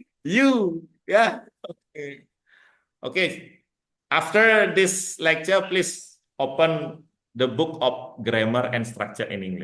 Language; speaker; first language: English; non-native, fluent; Indonesian